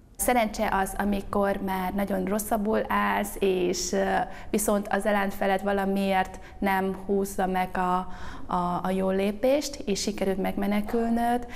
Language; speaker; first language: Hungarian; early bilingual, other home language; Vietnamese